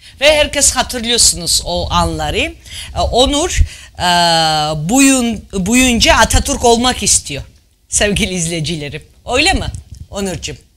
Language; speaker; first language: Turkish; non-native, fluent; Georgian